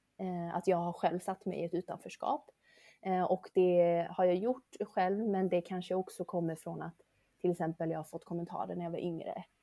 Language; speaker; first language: Swedish; early bilingual, other home language; Chinese